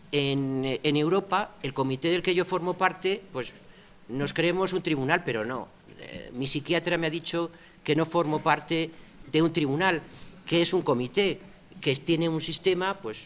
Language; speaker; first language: Spanish; native; Spanish